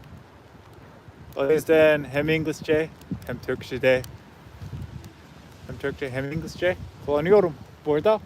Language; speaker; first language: Turkish; non-native, learner; English